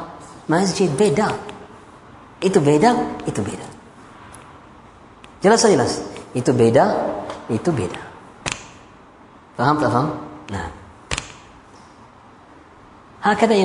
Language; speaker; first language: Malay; non-native, fluent; Arabic